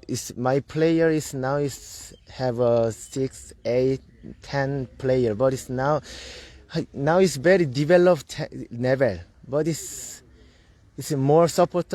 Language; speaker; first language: English; non-native, learner; Korean